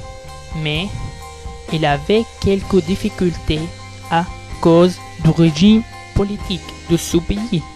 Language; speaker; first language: French; non-native, learner; Arabic